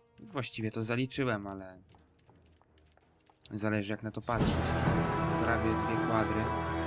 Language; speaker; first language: Polish; native; Polish